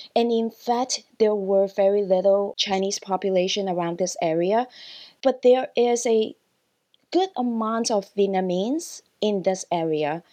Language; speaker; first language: English; non-native, local second language; Cantonese